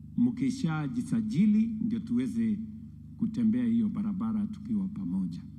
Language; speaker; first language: Swahili; non-native, local second language; Kalenjin